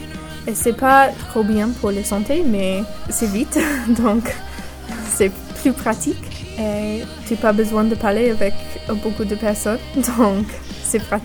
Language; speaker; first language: French; non-native, learner; English